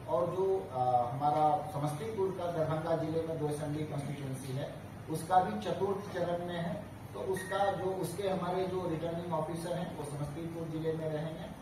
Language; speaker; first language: Hindi; native; Hindi